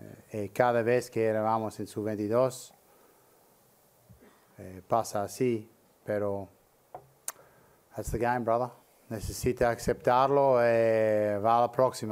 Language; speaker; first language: Spanish; non-native, learner; English